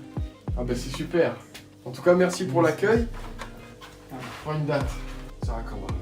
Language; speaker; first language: French; native; French